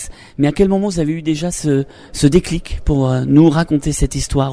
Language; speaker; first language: French; native; French